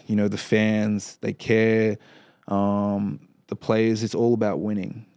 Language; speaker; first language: English; native; English